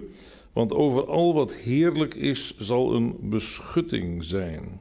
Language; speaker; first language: Dutch; native; Dutch